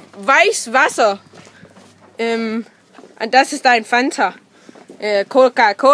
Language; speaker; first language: German; non-native, learner; Danish